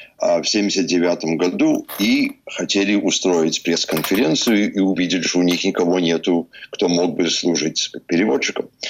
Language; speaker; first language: Russian; early bilingual, heritage; English